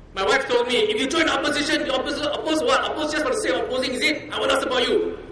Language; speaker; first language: English; non-native, local second language; Chinese